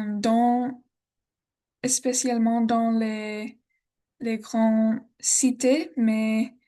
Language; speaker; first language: French; non-native, learner; English